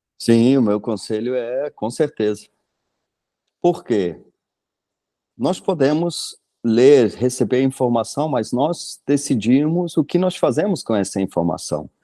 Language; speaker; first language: Portuguese; non-native, fluent; German